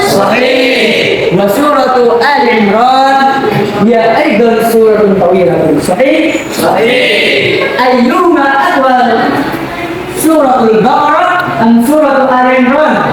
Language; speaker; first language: Arabic; non-native, fluent; Indonesian